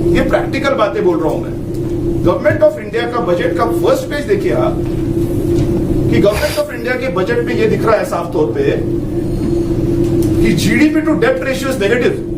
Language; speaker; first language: Hindi; non-native, local second language; Marathi